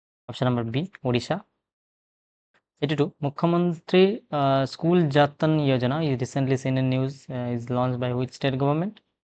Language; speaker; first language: English; non-native, local second language; Bangla